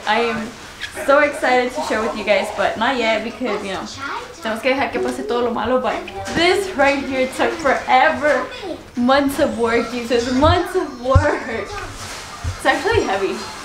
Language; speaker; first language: English; early bilingual, other home language; Spanish